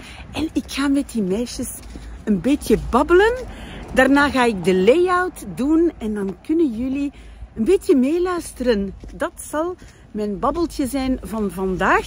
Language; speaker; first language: Dutch; non-native, fluent; French